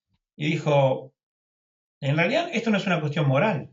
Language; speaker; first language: Spanish; native; Spanish